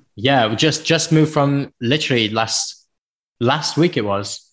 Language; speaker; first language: English; native; English